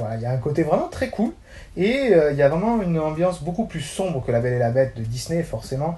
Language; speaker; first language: French; native; French